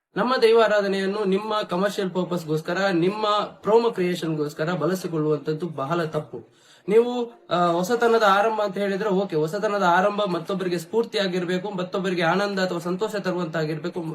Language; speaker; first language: Kannada; non-native, local second language; Tulu